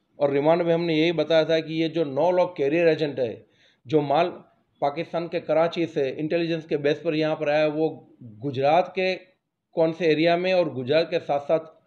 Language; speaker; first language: Hindi; non-native, local second language; Gujarati